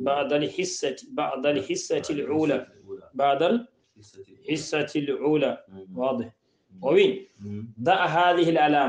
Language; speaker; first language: Arabic; non-native, fluent; Wolof